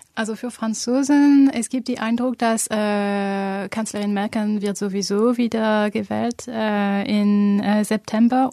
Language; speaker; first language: German; non-native, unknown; French